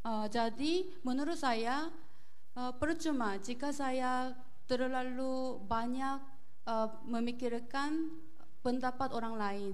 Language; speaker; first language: Indonesian; non-native, learner; Korean